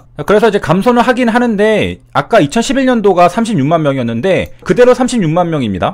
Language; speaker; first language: Korean; native; Korean